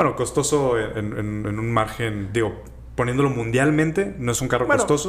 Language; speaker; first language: Spanish; native; Spanish